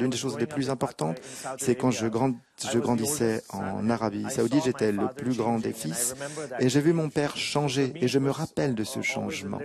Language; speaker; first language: French; non-native, fluent; Urdu